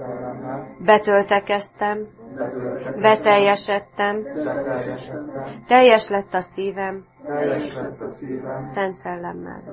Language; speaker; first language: Hungarian; native; Hungarian